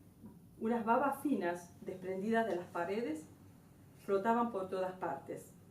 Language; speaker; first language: Spanish; native; Spanish